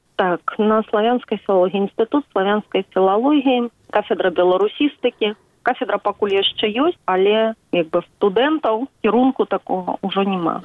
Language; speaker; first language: Belarusian; native; Belarusian